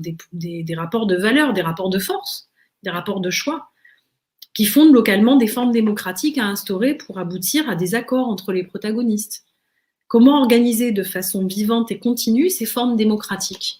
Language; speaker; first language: French; native; French